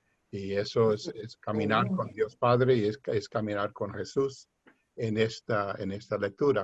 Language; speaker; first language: Spanish; early bilingual, heritage; Spanish